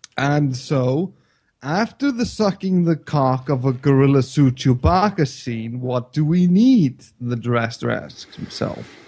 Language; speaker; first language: English; non-native, fluent; Icelandic